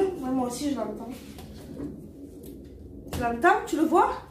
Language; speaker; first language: French; native; French